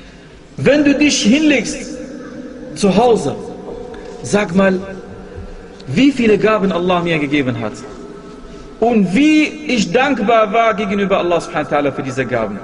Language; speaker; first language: German; non-native, fluent; Arabic